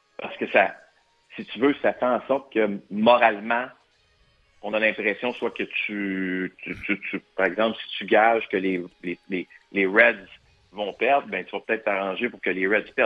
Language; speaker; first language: French; native; French